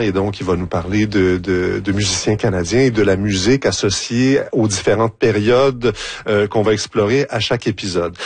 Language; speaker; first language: French; native; French